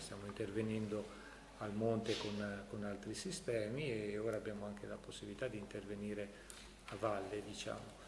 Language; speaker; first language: Italian; native; Italian